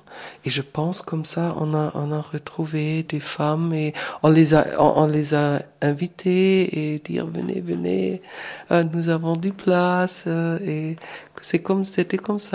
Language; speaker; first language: French; non-native, fluent; German